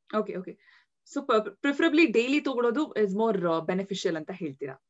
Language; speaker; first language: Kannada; native; Kannada